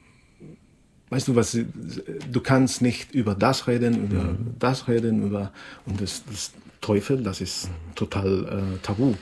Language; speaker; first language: German; non-native, learner; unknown